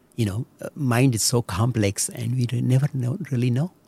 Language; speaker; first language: English; non-native, local second language; Marathi